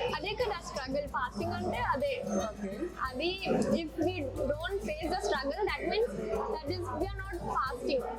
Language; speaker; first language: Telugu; non-native, learner; Hindi